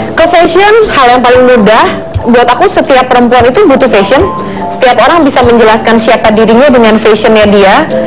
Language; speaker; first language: Indonesian; native; Indonesian